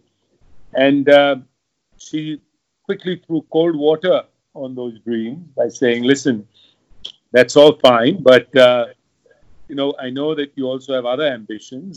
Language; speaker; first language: English; non-native, local second language; Hindi